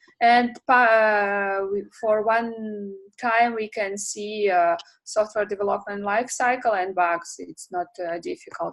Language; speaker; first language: English; non-native, learner; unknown